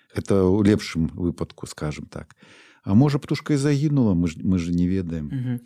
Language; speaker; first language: Belarusian; non-native, local second language; Russian